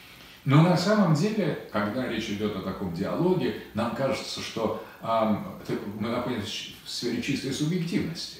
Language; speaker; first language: Russian; native; Russian